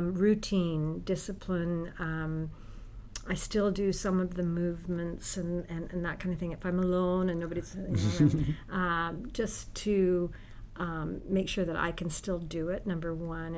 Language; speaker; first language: English; native; English